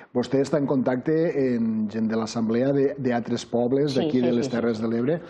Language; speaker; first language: Catalan; native; Catalan